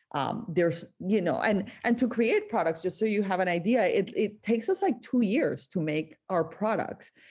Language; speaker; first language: English; non-native, fluent; Spanish